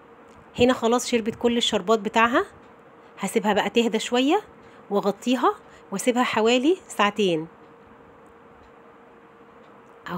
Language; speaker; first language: Arabic; native; Arabic